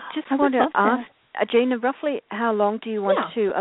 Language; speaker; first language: English; native; English